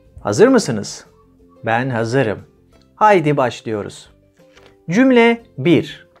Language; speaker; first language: Turkish; native; Turkish